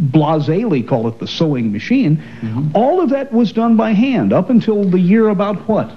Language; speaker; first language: English; native; English